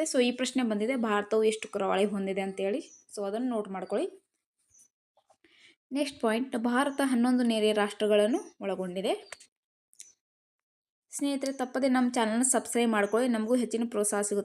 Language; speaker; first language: Kannada; native; Kannada